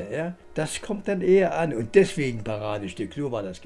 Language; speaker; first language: German; native; German